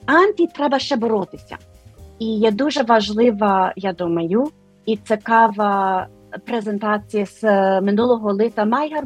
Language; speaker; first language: Ukrainian; non-native, fluent; English